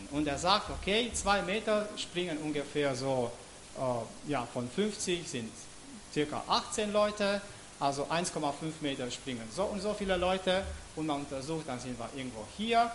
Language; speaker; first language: German; non-native, fluent; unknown